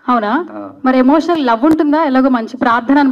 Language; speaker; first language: Telugu; native; Telugu